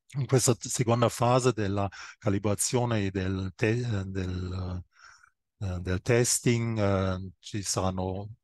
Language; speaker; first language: Italian; non-native, fluent; German